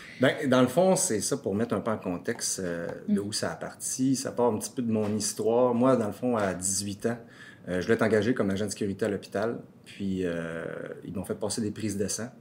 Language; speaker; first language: French; native; French